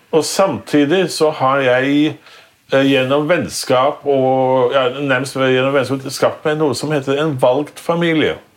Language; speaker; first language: Norwegian; native; Norwegian